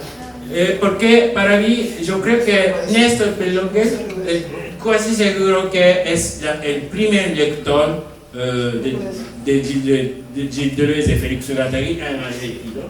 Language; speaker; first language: Spanish; non-native, fluent; Japanese